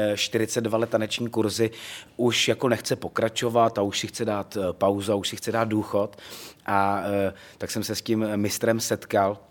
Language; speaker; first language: Czech; native; Czech